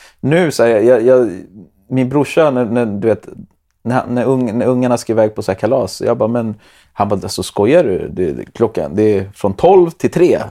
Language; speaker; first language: Swedish; early bilingual, other home language; Spanish